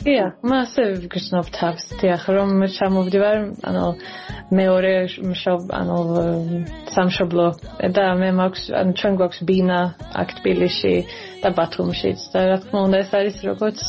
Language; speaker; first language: Georgian; early bilingual, heritage; Georgian